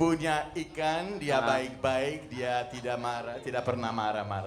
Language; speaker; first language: Indonesian; non-native, fluent; French